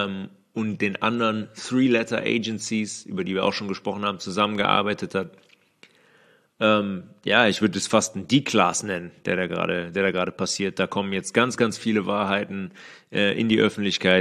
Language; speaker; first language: German; native; German